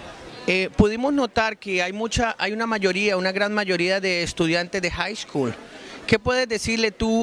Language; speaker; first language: Spanish; native; Spanish